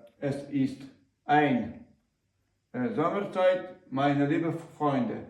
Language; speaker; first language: German; non-native, learner; Ukrainian